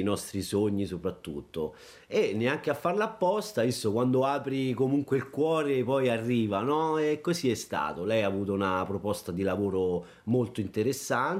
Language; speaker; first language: Italian; native; Italian